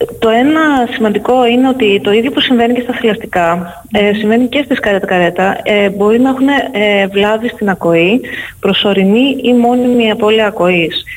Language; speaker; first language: Greek; non-native, fluent; Dutch